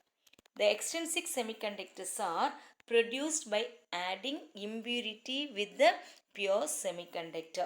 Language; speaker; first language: English; non-native, local second language; Tamil